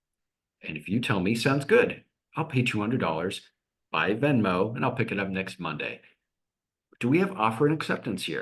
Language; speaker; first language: English; native; English